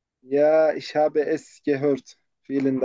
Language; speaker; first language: German; non-native, learner; Turkish